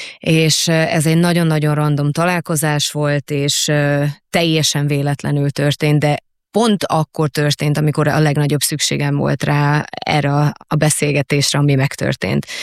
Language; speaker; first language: Hungarian; early bilingual, heritage; Hungarian